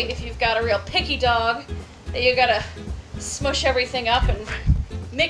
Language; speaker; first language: English; native; English